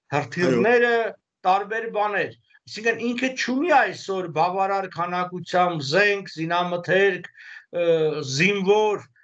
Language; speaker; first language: Armenian; native; Armenian